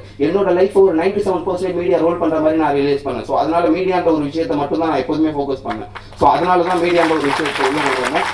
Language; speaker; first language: Tamil; native; Tamil